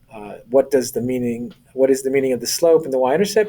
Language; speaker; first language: English; native; English